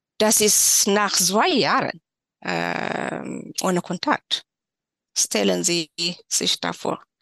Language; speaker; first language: German; non-native, learner; Tigrinya